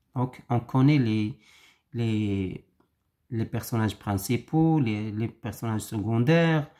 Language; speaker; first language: French; non-native, local second language; Arabic